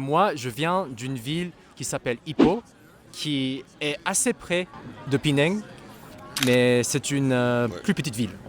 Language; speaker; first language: French; non-native, fluent; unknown